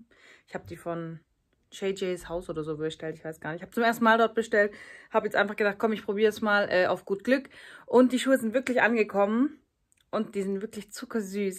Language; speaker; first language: German; early bilingual, other home language; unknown